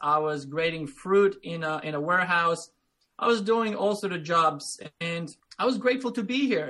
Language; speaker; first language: English; non-native, fluent; Latvian